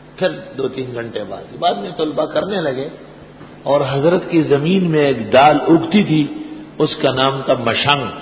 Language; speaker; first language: Urdu; non-native, local second language; Pashto